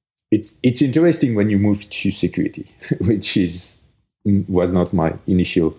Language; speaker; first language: English; non-native, fluent; French